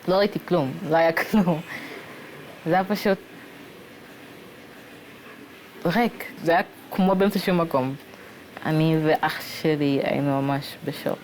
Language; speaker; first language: Hebrew; early bilingual, other home language; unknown